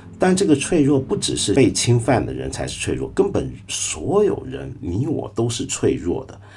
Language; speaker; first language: Chinese; non-native, local second language; Cantonese